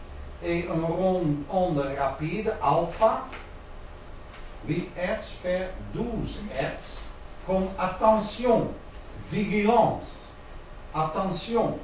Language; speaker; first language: French; non-native, learner; Dutch